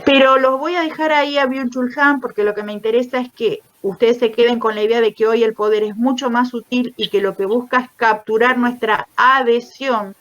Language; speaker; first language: Spanish; native; Spanish